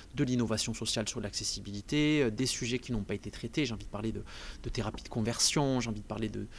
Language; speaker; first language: French; native; French